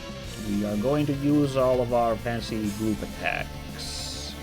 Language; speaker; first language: English; native; English